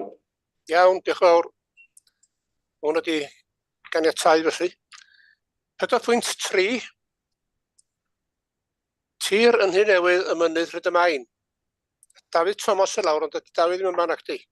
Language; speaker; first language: Welsh; native; Welsh